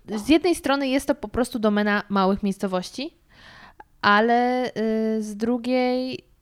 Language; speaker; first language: Polish; native; Polish